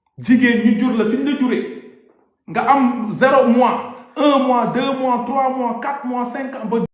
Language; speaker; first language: Wolof; native; Wolof